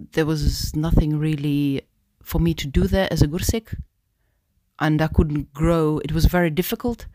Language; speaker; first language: English; non-native, fluent; Russian